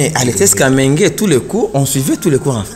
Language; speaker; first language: French; non-native, local second language; Rundi